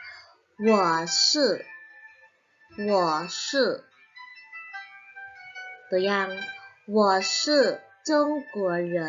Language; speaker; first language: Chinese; non-native, fluent; Lao